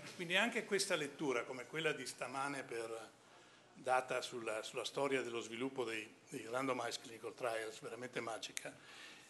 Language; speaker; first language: Italian; native; Italian